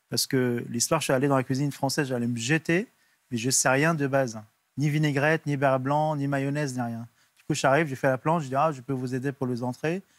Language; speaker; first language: French; non-native, local second language; Arabic